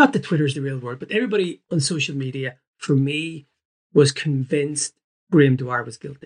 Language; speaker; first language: English; native; English